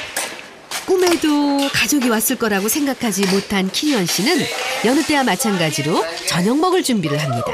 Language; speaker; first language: Korean; native; Korean